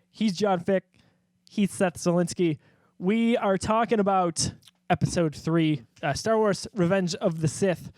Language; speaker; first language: English; native; English